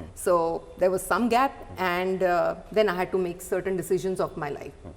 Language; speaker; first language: Hindi; non-native, local second language; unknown